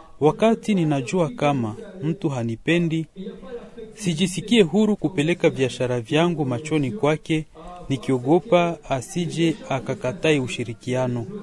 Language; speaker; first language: Swahili; non-native, local second language; Kinyarwanda